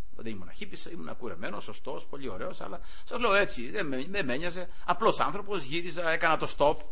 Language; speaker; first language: Greek; native; Greek